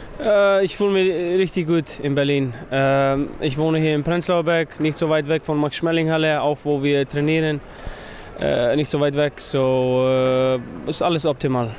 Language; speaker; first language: German; non-native, fluent; Icelandic